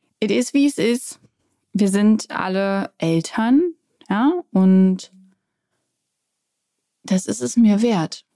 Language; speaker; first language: German; native; German